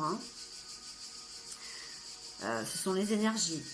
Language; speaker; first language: French; native; French